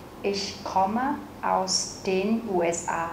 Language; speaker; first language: German; non-native, fluent; Vietnamese